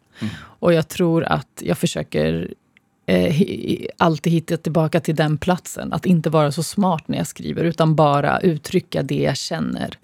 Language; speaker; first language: Swedish; early bilingual, other home language; Arabic